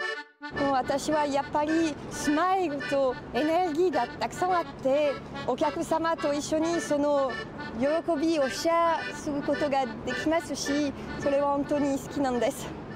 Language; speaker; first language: Japanese; non-native, fluent; French